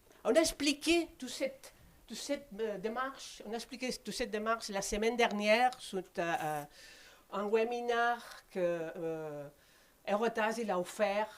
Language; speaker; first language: French; non-native, fluent; Spanish